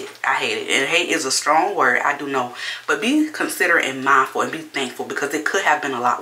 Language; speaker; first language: English; native; English